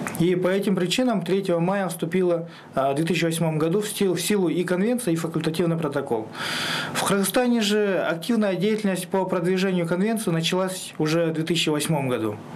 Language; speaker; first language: Russian; non-native, local second language; Kyrgyz